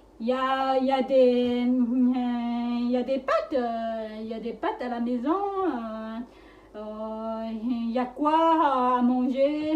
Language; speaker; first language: French; non-native, learner; Thai